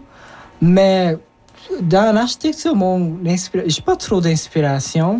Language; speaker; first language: French; early bilingual, other home language; Japanese